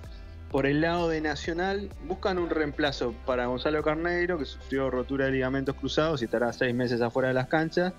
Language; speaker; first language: Spanish; native; Spanish